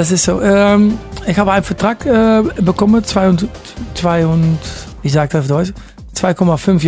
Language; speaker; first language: German; non-native, learner; Dutch